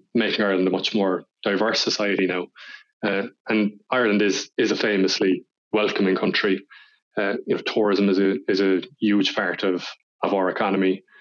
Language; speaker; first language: English; native; English